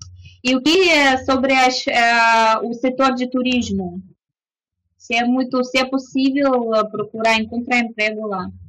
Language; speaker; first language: Portuguese; non-native, fluent; Russian